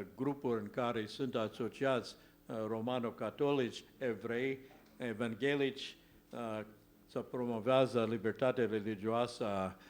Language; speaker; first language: Romanian; non-native, learner; English